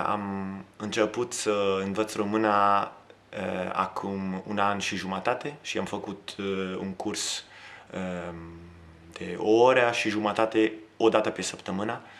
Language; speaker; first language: Romanian; non-native, learner; Italian